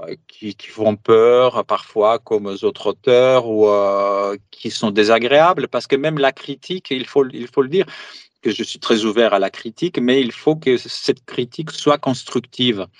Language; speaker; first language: French; non-native, fluent; Greek